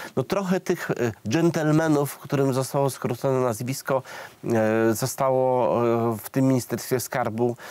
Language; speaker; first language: Polish; native; Polish